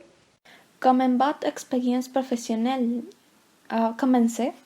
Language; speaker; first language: French; non-native, learner; Spanish